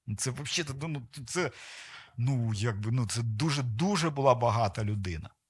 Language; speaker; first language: Ukrainian; non-native, local second language; Russian